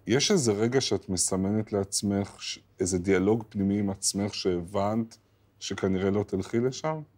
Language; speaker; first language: Hebrew; native; Hebrew